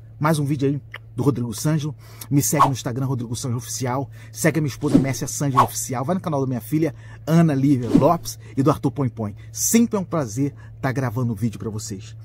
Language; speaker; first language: Portuguese; native; Portuguese